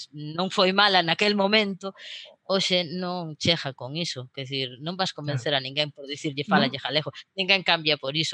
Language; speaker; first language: Galician; native; Galician